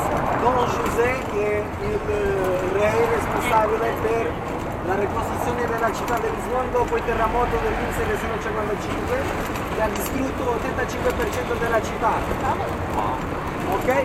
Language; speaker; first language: Italian; non-native, learner; Portuguese